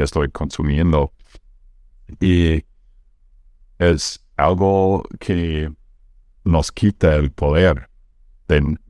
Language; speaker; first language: Spanish; non-native, fluent; English